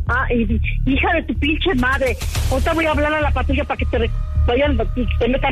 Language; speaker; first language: Spanish; native; Spanish